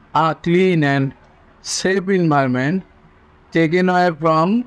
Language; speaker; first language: English; non-native, learner; Bangla